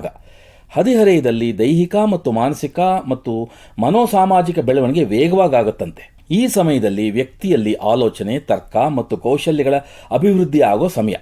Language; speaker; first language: Kannada; native; Kannada